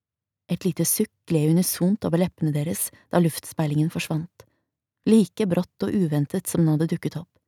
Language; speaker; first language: Norwegian; native; Norwegian